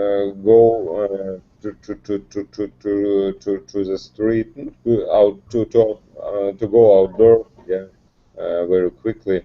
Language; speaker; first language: English; non-native, learner; Russian